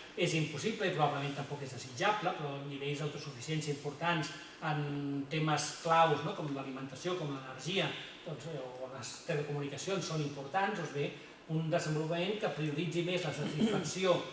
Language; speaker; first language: Catalan; native; Catalan